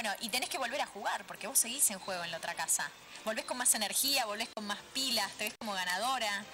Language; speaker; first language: Spanish; native; Spanish